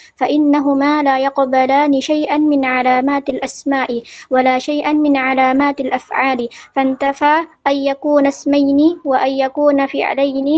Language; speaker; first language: Arabic; non-native, learner; Indonesian